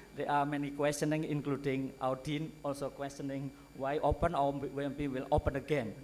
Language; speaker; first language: English; non-native, fluent; Indonesian